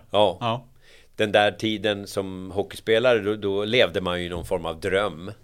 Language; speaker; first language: Swedish; native; Swedish